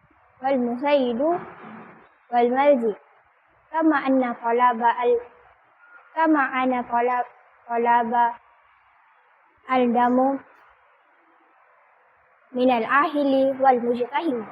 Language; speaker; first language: Arabic; non-native, learner; Malay